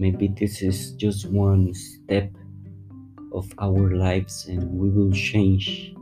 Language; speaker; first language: English; non-native, fluent; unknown